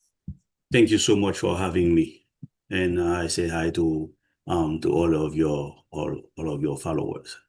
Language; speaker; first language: English; non-native, fluent; Haitian Creole